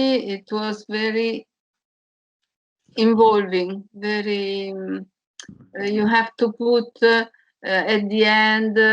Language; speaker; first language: English; non-native, learner; Italian